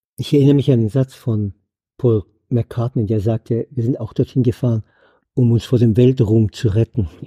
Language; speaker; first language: German; native; German